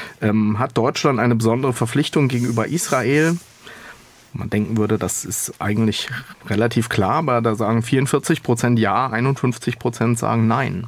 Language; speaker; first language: German; native; German